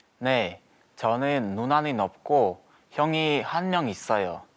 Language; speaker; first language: Korean; non-native, learner; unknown